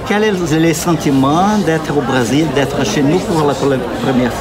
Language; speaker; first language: French; non-native, learner; Portuguese